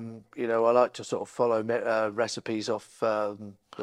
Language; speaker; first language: English; native; English